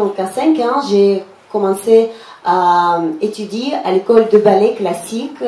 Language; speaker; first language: French; non-native, fluent; Russian